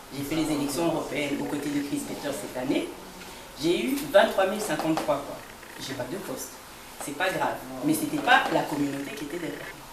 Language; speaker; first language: French; early bilingual, other home language; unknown